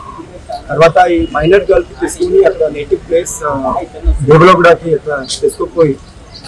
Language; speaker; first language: Telugu; non-native, local second language; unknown